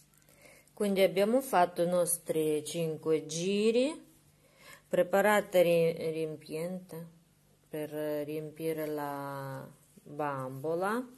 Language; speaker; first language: Italian; non-native, learner; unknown